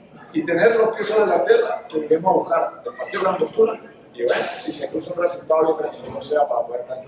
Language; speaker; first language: Spanish; native; Spanish